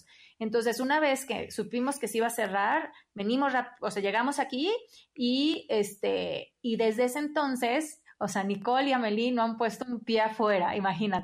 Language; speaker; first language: Spanish; native; Spanish